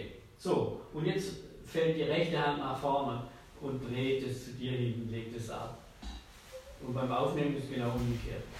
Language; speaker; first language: German; native; German